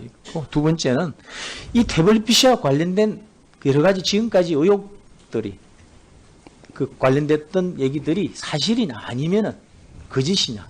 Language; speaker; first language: Korean; native; Korean